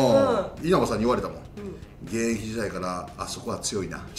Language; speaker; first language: Japanese; native; Japanese